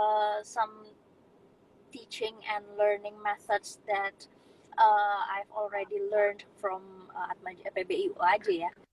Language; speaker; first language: English; non-native, fluent; Indonesian